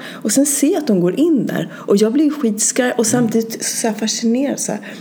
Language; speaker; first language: Swedish; early bilingual, other home language; Spanish